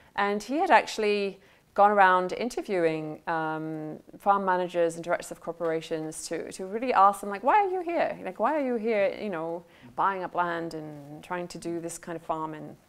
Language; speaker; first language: English; native; English